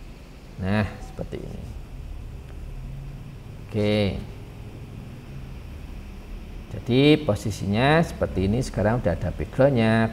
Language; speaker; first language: Indonesian; native; Indonesian